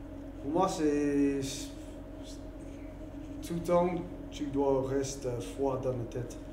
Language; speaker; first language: French; non-native, learner; English